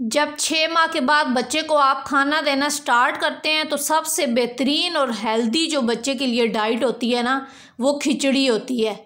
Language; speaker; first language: Urdu; native; Urdu